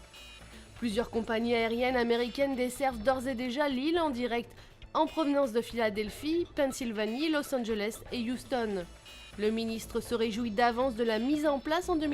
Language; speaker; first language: French; native; French